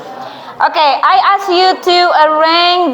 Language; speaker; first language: English; non-native, fluent; Indonesian